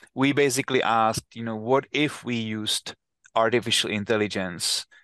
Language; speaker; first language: English; non-native, fluent; Czech